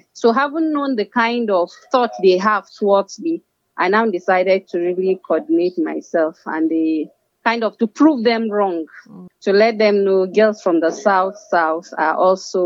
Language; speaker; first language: English; non-native, local second language; Hausa